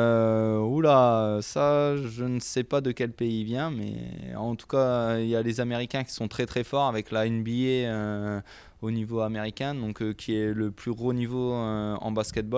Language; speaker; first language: French; native; French